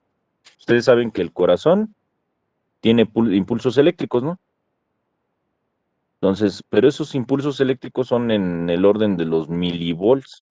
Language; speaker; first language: Spanish; native; Spanish